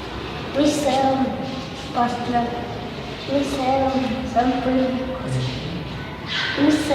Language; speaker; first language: Estonian; non-native, local second language; Russian